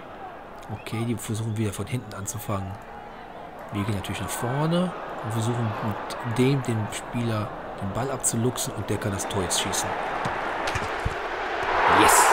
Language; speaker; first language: German; native; German